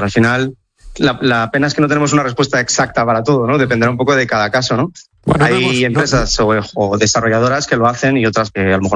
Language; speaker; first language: Spanish; native; Spanish